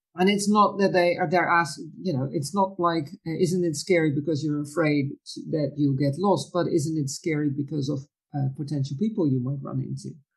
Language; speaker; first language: English; non-native, fluent; Dutch